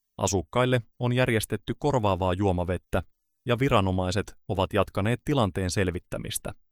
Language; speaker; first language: Finnish; native; Finnish